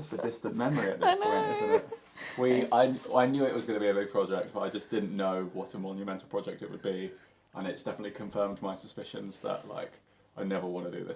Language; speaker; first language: English; native; English